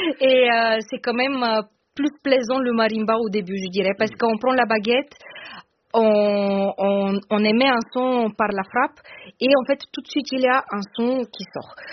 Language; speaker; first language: French; non-native, fluent; Bulgarian